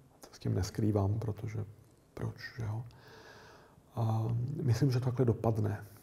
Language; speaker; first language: Czech; native; Czech